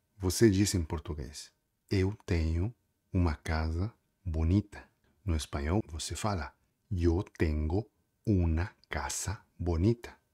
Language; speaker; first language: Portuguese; non-native, fluent; Spanish